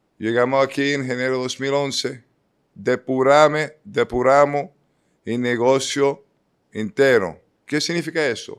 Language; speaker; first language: Spanish; non-native, fluent; Italian